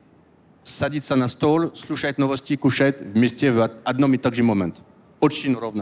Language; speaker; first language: Russian; non-native, learner; French